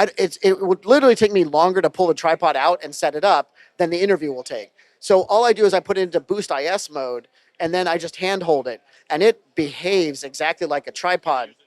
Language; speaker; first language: English; native; English